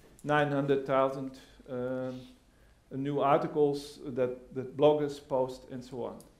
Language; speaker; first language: English; non-native, fluent; Dutch